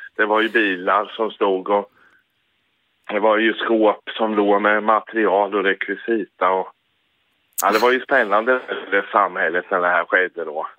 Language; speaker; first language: Swedish; native; Swedish